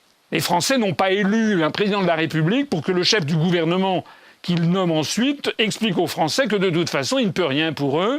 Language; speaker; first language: French; native; French